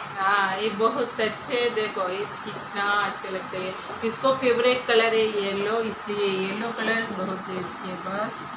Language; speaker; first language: Hindi; non-native, local second language; Gujarati